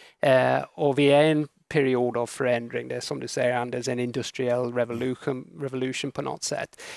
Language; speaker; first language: Swedish; non-native, fluent; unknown